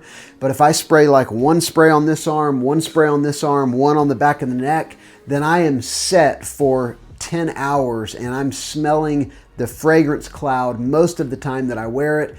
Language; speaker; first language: English; native; English